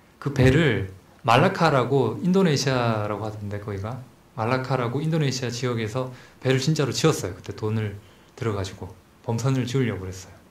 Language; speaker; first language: Korean; native; Korean